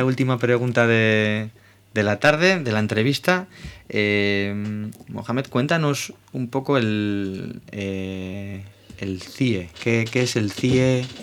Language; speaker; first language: Spanish; native; Spanish